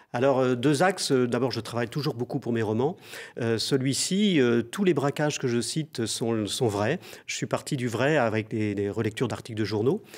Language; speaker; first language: French; native; French